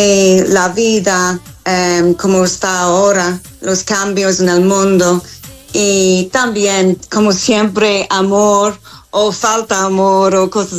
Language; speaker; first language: Spanish; non-native, fluent; English